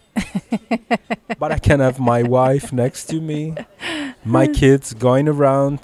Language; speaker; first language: English; early bilingual, heritage; Italian